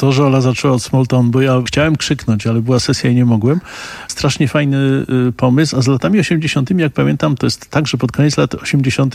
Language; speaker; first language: Polish; native; Polish